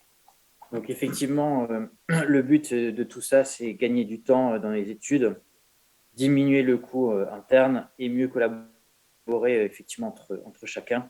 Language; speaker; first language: French; native; French